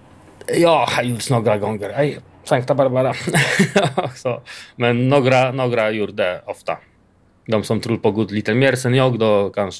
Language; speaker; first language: Swedish; non-native, learner; Polish